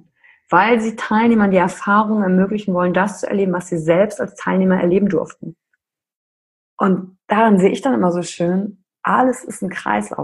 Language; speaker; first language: German; native; German